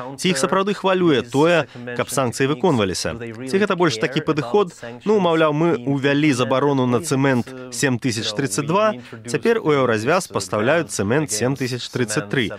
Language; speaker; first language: Belarusian; native; Belarusian